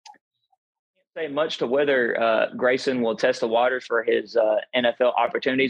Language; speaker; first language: English; native; English